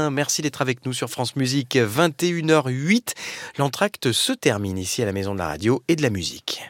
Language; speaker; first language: French; native; French